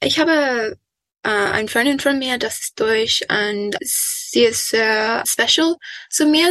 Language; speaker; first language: German; non-native, learner; English